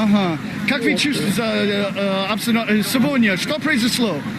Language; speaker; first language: Russian; non-native, learner; English